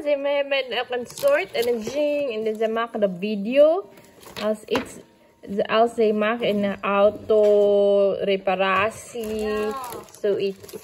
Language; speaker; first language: Dutch; non-native, learner; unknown